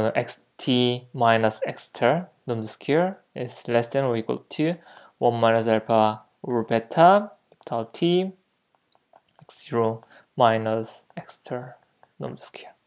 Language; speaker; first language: English; non-native, fluent; Korean